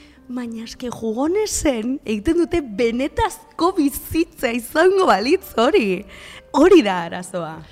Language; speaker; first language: Basque; non-native, local second language; Spanish